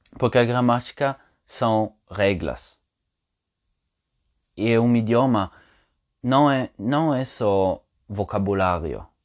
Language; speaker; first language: Portuguese; non-native, fluent; Italian